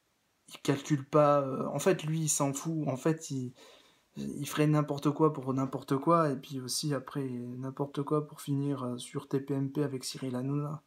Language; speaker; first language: French; native; French